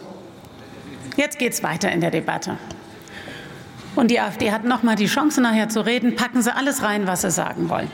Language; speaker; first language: German; native; German